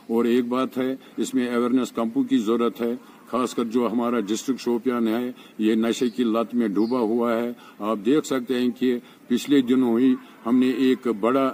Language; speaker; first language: Hindi; non-native, local second language; Kashmiri